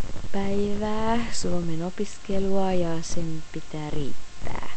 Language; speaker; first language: Finnish; non-native, fluent; Hungarian